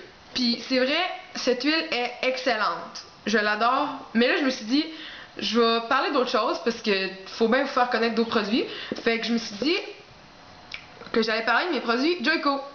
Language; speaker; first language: French; native; French